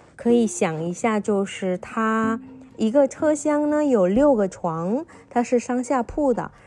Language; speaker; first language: Chinese; non-native, fluent; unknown